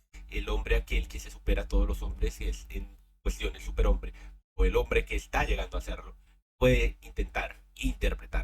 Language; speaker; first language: Spanish; native; Spanish